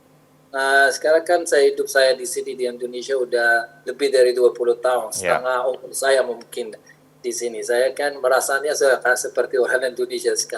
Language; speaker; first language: Indonesian; non-native, fluent; Arabic